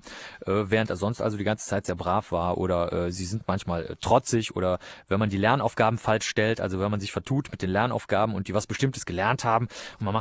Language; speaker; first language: German; native; German